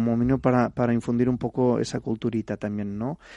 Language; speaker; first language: Spanish; native; Spanish